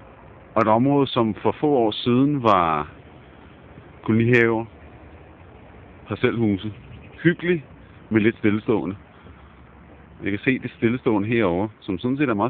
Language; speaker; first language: Danish; native; Danish